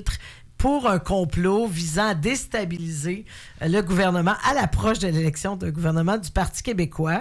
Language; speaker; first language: French; native; French